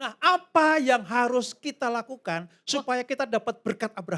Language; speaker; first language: Indonesian; native; Indonesian